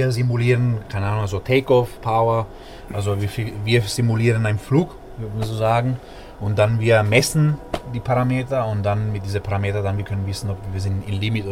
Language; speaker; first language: German; non-native, fluent; Italian